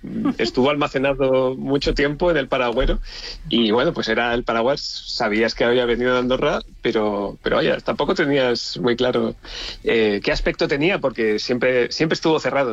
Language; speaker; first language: Spanish; native; Spanish